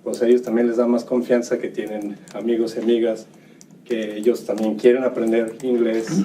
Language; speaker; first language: Spanish; early bilingual, heritage; Spanish